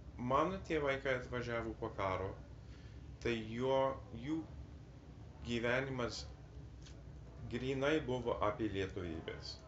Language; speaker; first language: Lithuanian; early bilingual, heritage; English